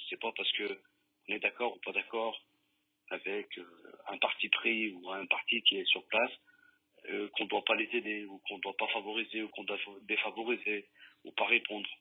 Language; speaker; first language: French; native; French